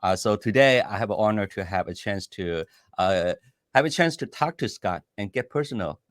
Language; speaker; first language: English; non-native, fluent; Chinese